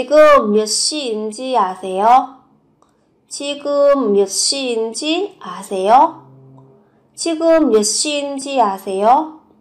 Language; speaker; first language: Korean; non-native, fluent; Vietnamese